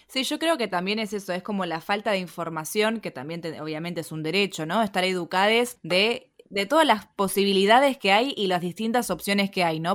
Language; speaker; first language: Spanish; native; Spanish